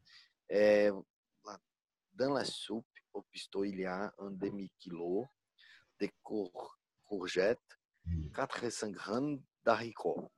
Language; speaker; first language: French; non-native, learner; Portuguese